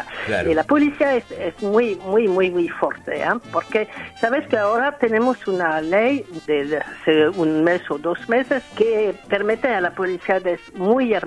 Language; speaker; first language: Spanish; non-native, learner; French